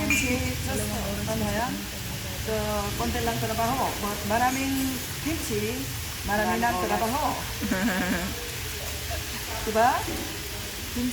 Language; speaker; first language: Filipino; non-native, learner; Korean